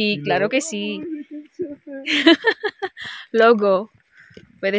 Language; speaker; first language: Spanish; non-native, learner; Filipino